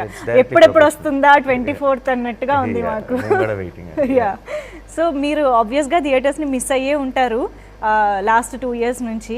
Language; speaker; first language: Telugu; native; Telugu